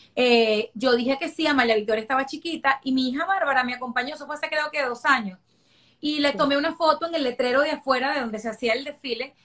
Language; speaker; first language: Spanish; native; Spanish